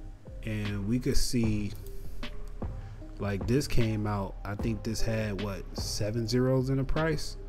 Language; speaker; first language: English; native; English